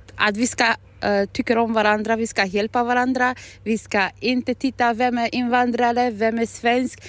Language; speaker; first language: Swedish; non-native, fluent; Albanian